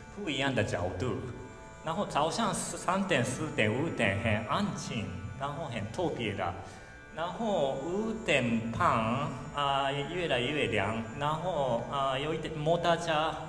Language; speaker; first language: Chinese; non-native, learner; Japanese